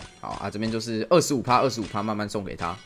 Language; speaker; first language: Chinese; native; Chinese